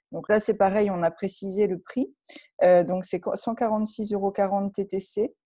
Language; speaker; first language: French; native; French